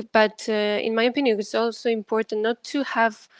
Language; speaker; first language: English; non-native, fluent; Greek